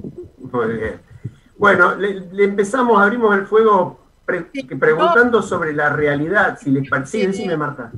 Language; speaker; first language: Spanish; native; Spanish